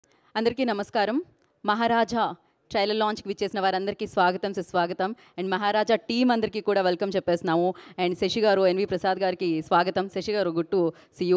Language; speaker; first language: Telugu; native; Telugu